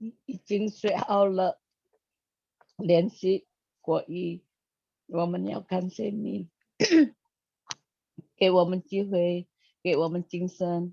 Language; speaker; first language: Chinese; non-native, learner; Indonesian